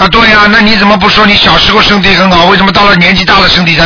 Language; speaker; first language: Chinese; native; Chinese